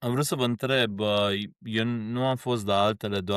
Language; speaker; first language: Romanian; early bilingual, heritage; Romanian